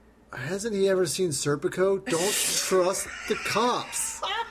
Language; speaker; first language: English; native; English